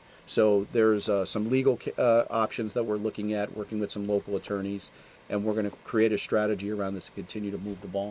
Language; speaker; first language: English; native; English